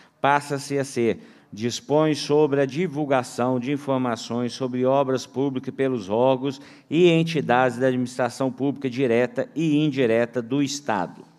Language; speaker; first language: Portuguese; native; Portuguese